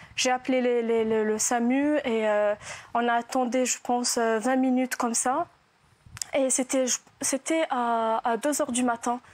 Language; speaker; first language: French; non-native, local second language; Arabic